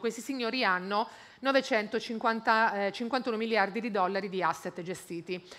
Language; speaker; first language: Italian; native; Italian